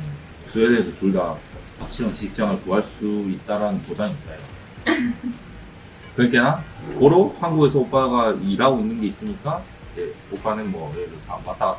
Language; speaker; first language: Korean; native; Korean